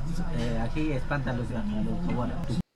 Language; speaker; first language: Spanish; non-native, local second language; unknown